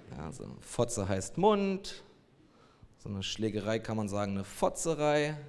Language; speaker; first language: German; native; German